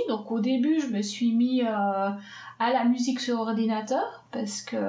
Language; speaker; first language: French; native; French